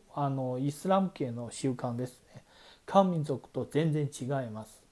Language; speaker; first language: Japanese; non-native, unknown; Chinese